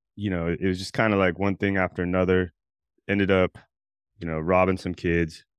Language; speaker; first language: English; native; English